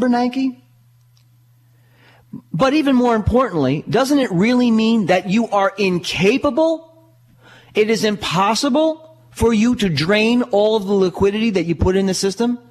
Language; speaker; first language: English; native; English